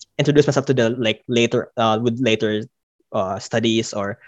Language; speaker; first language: English; non-native, local second language; Filipino